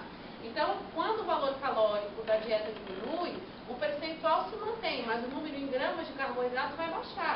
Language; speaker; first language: Portuguese; native; Portuguese